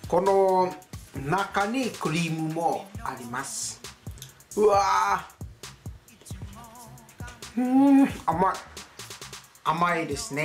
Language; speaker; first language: Japanese; non-native, learner; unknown